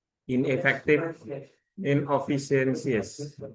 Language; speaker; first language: English; non-native, learner; Indonesian